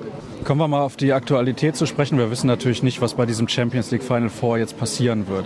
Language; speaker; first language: German; native; German